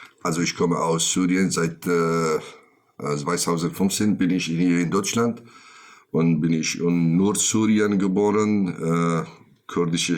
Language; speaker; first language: German; non-native, learner; Kurdish